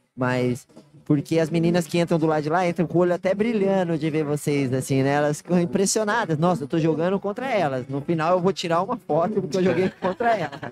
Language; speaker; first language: Portuguese; native; Portuguese